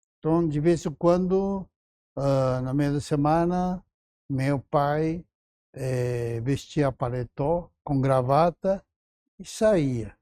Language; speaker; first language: Portuguese; non-native, fluent; Japanese